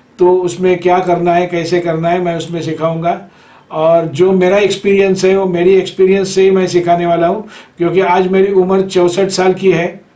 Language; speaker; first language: Hindi; non-native, local second language; Marathi